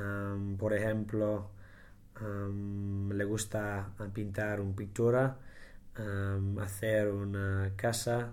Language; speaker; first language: Spanish; non-native, learner; English